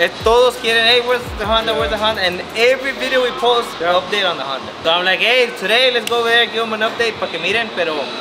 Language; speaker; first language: English; early bilingual, other home language; Spanish